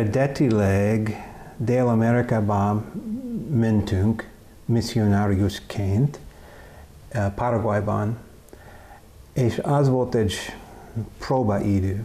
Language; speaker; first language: Hungarian; non-native, learner; English